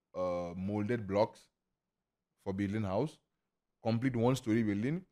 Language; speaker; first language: English; non-native, local second language; Igbo